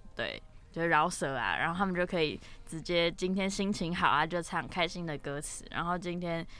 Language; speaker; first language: Chinese; native; Chinese